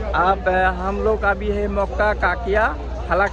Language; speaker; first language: Hindi; non-native, learner; Bangla